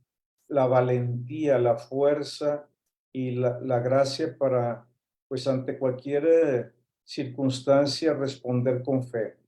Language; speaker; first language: Spanish; native; Spanish